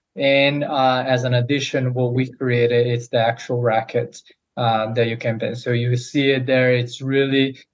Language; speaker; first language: English; non-native, fluent; Portuguese